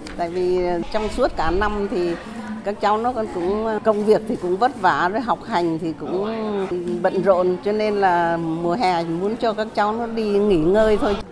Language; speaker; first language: Vietnamese; native; Vietnamese